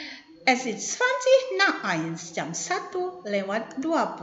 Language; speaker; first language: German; non-native, fluent; Indonesian